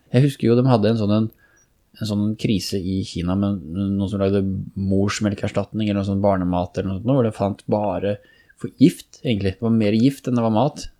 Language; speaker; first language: Norwegian; native; Norwegian